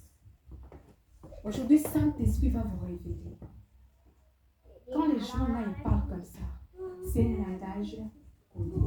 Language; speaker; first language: French; non-native, local second language; Lingala